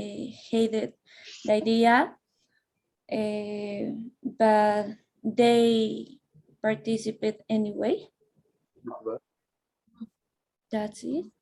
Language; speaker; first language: English; non-native, learner; Spanish